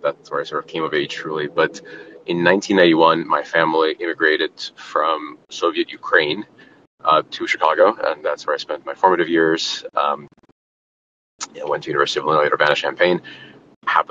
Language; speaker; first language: English; non-native, fluent; Ukrainian